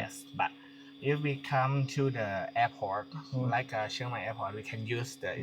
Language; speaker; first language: English; non-native, learner; Thai